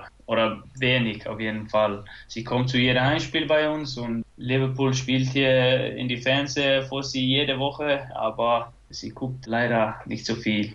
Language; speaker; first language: German; non-native, fluent; Icelandic